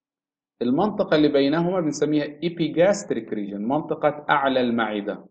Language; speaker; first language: Arabic; native; Arabic